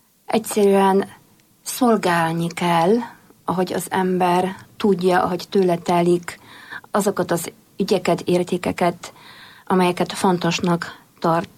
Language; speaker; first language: Hungarian; non-native, fluent; Polish